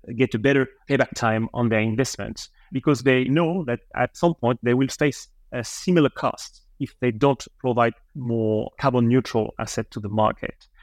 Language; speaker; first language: English; non-native, fluent; French